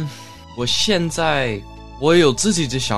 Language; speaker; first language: Chinese; early bilingual, heritage; Chinese